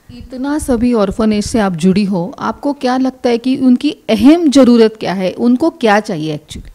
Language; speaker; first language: Hindi; non-native, local second language; Marathi